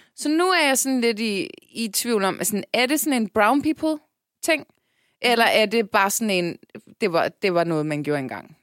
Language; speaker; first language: Danish; early bilingual, other home language; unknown